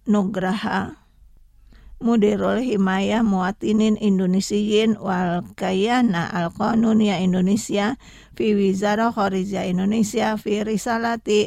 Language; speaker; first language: Arabic; non-native, fluent; Indonesian